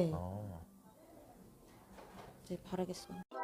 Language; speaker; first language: Korean; native; Korean